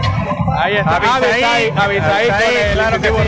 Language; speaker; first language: Spanish; native; Spanish